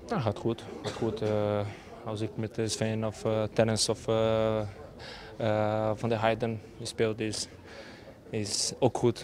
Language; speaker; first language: Dutch; non-native, fluent; Portuguese